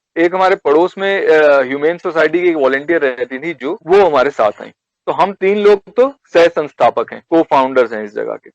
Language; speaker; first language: Hindi; native; Hindi